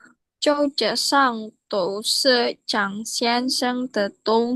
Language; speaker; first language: Chinese; non-native, learner; Indonesian